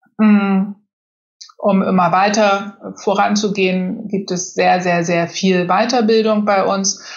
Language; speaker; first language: German; native; German